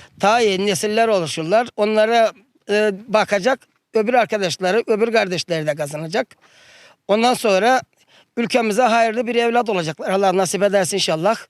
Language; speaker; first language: Turkish; native; Turkish